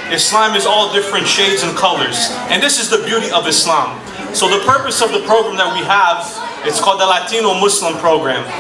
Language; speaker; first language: English; non-native, fluent; Portuguese